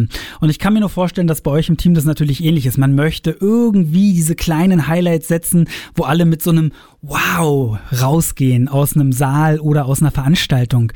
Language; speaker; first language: German; native; German